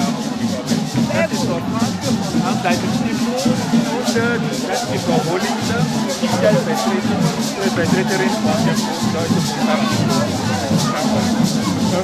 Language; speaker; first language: German; non-native, fluent; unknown